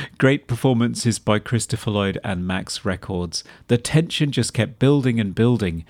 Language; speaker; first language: English; native; English